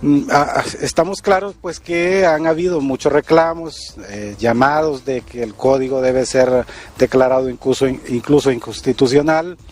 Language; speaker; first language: Spanish; native; Spanish